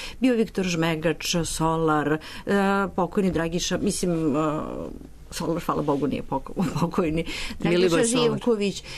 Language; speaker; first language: Serbian; native; Serbian